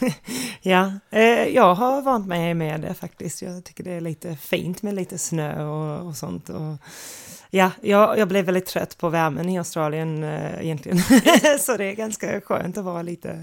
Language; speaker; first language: Swedish; non-native, fluent; English